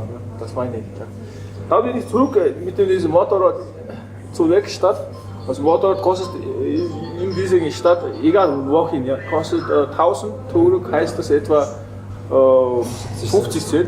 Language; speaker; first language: German; non-native, learner; Mongolian